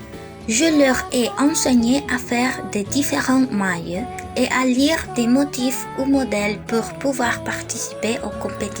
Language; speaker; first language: French; non-native, learner; Spanish